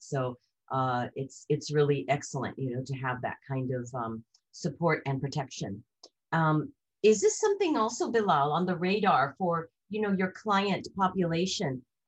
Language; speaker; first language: English; early bilingual, other home language; Hindi